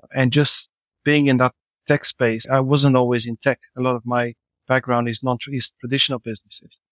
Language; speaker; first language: English; non-native, fluent; Bulgarian